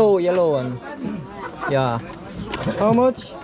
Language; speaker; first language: English; non-native, learner; Korean